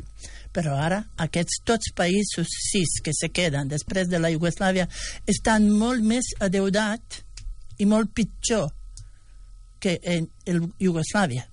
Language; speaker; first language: Catalan; non-native, fluent; Bosnian